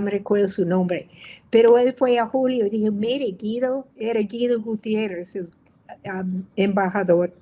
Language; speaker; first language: Spanish; non-native, fluent; English